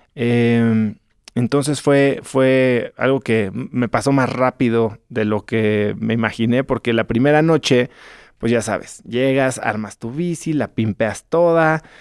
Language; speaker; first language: Spanish; native; Spanish